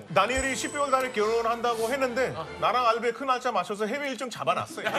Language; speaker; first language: Korean; non-native, fluent; Hindi